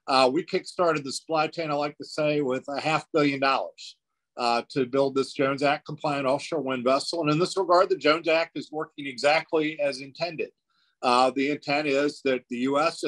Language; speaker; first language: English; native; English